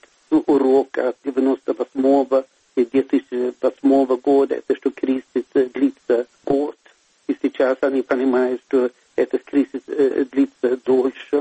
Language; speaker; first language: Russian; non-native, fluent; Swedish